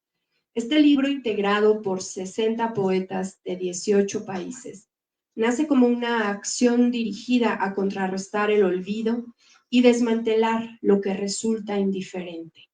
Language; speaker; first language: Spanish; native; Spanish